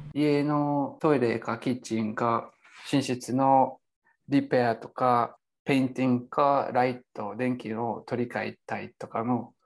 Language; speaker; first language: Japanese; non-native, fluent; English